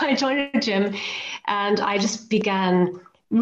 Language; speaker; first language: English; native; English